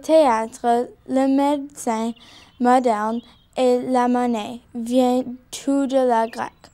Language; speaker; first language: French; non-native, learner; English